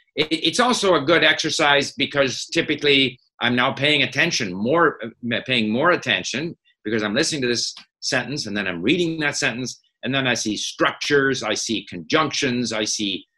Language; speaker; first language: English; native; English